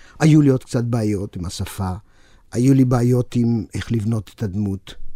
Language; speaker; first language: Hebrew; non-native, fluent; Yiddish